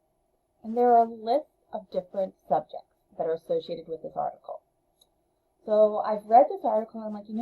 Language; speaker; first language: English; native; English